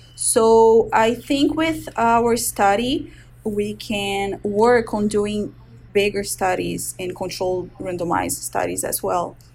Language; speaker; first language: English; non-native, fluent; Portuguese